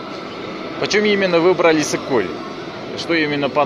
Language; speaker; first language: Russian; non-native, local second language; Kyrgyz